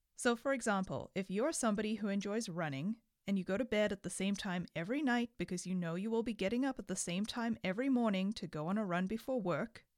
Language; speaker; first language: English; native; English